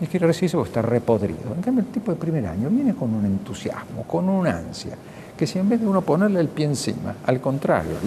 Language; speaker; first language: Spanish; native; Spanish